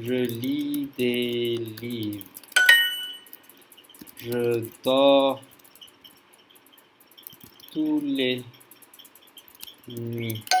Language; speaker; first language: French; non-native, learner; English